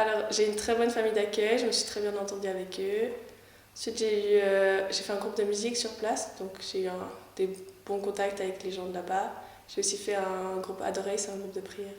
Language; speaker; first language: French; native; French